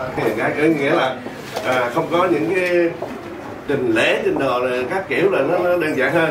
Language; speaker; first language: Vietnamese; native; Vietnamese